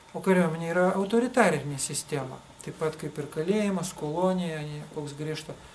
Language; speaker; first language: Lithuanian; non-native, local second language; Russian